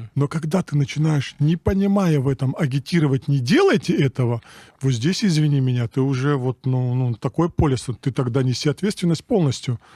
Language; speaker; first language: Russian; non-native, local second language; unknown